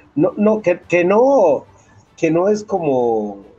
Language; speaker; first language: Spanish; native; Spanish